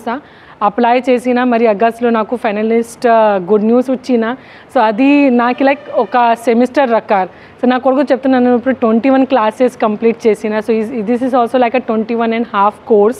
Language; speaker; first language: Telugu; non-native, local second language; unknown